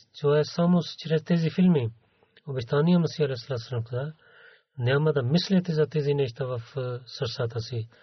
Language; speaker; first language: Bulgarian; non-native, learner; Urdu